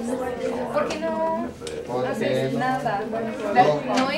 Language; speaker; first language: Spanish; non-native, learner; English